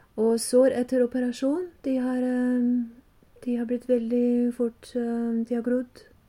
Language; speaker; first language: Norwegian; non-native, fluent; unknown